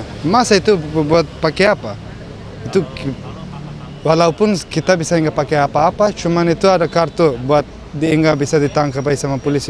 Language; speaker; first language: Indonesian; early bilingual, other home language; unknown